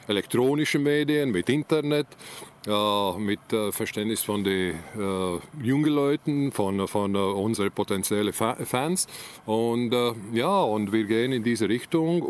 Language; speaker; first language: German; non-native, learner; Latvian